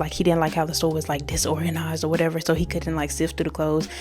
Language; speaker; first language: English; native; English